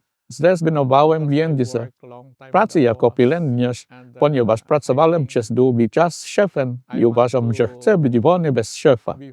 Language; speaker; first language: Polish; non-native, fluent; Filipino